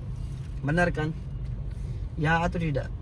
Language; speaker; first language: Indonesian; non-native, learner; Urdu